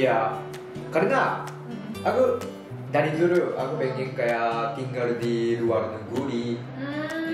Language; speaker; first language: Indonesian; non-native, learner; Japanese